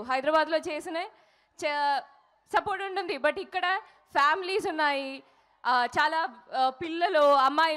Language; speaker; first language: Telugu; native; Telugu